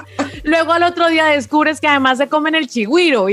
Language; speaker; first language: Spanish; native; Spanish